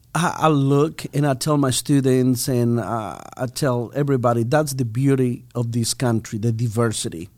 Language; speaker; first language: English; non-native, fluent; Spanish